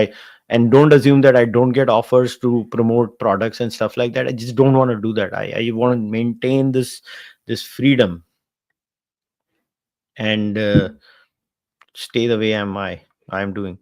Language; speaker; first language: English; non-native, local second language; Hindi